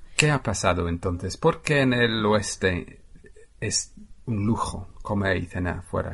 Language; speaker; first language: Spanish; non-native, fluent; English